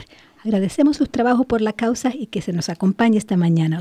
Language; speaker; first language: Spanish; native; Spanish